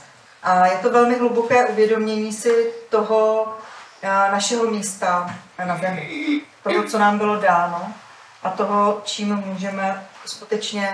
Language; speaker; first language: Czech; native; Czech